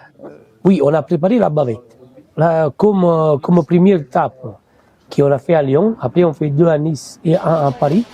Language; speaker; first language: French; non-native, fluent; Italian